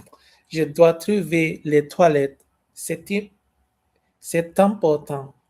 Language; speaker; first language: French; non-native, learner; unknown